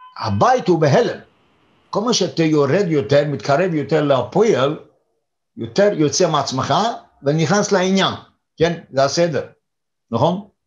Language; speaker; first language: Hebrew; non-native, fluent; English